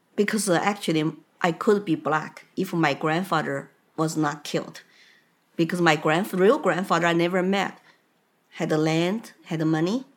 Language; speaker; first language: English; non-native, fluent; Chinese